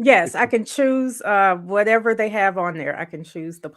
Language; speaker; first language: English; native; English